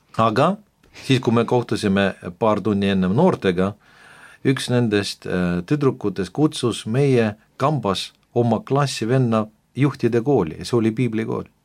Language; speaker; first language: Estonian; non-native, local second language; Russian